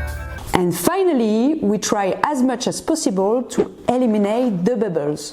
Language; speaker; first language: English; non-native, fluent; French